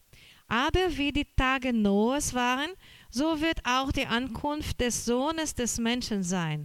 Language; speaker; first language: German; non-native, fluent; Portuguese